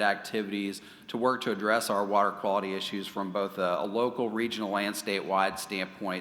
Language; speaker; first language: English; native; English